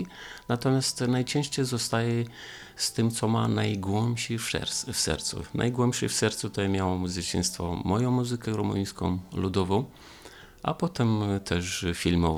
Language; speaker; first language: Polish; non-native, fluent; Romanian